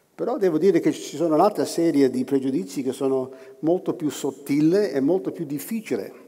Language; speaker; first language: Italian; non-native, fluent; English